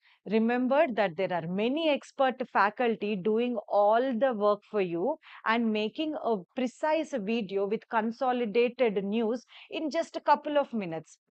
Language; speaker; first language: English; non-native, local second language; Telugu